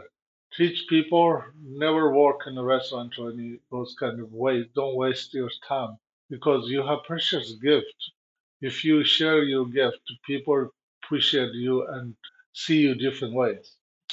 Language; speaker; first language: English; non-native, learner; Chinese